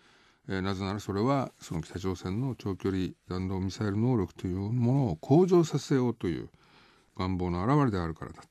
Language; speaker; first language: Japanese; native; Japanese